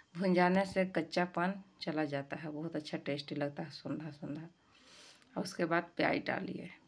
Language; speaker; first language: Hindi; native; Hindi